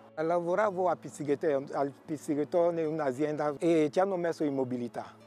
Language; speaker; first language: Italian; non-native, fluent; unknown